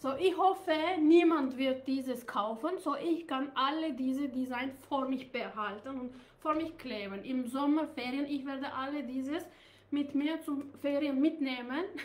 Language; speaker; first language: German; non-native, learner; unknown